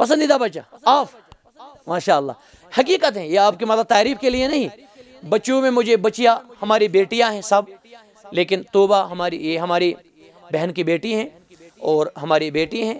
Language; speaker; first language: Hindi; non-native, local second language; Kashmiri